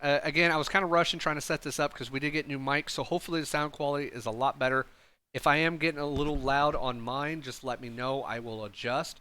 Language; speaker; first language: English; native; English